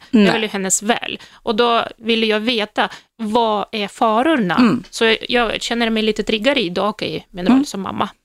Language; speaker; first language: Swedish; non-native, fluent; Russian